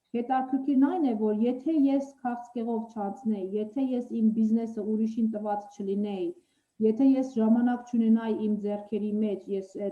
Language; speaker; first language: Armenian; native; Armenian